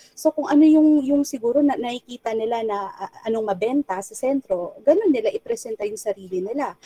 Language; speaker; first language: Filipino; non-native, local second language; Chavacano